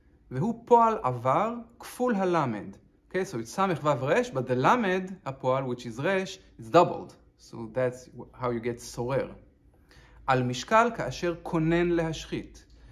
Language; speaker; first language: English; non-native, fluent; Hebrew